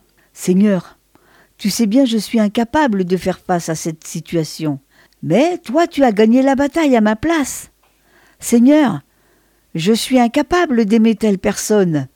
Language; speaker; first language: French; native; French